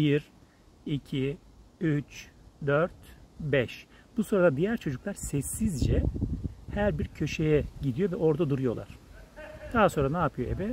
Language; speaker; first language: Turkish; native; Turkish